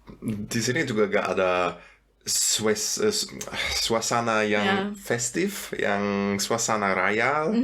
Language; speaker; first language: Indonesian; non-native, fluent; German